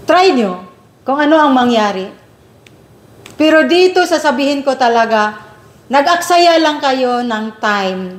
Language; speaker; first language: Filipino; native; Filipino